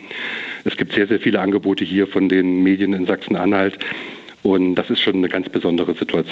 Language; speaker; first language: German; native; German